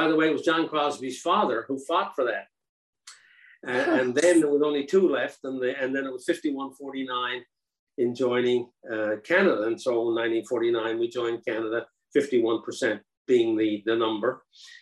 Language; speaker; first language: English; native; English